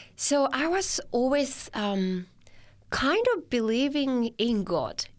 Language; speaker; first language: English; non-native, fluent; Japanese